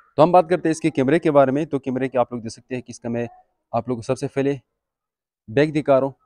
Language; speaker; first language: Urdu; non-native, local second language; Pashto